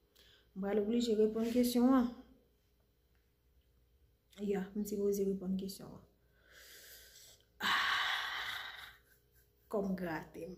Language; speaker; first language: French; non-native, learner; Haitian Creole